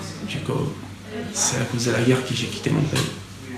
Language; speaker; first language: French; non-native, fluent; Arabic